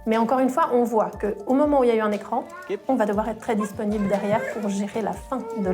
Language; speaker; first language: French; native; French